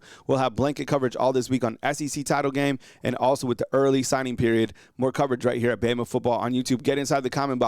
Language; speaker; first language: English; native; English